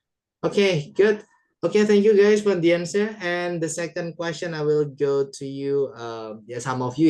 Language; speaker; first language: English; non-native, fluent; Indonesian